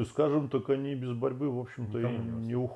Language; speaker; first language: Russian; native; Russian